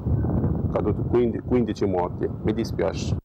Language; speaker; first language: Italian; non-native, learner; Arabic